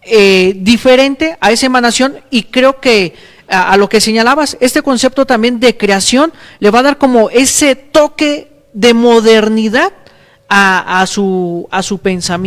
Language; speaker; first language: Spanish; native; Spanish